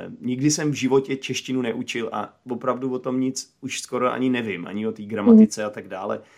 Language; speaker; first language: Czech; native; Czech